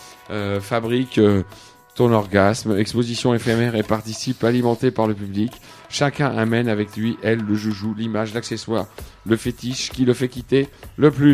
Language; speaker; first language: French; native; French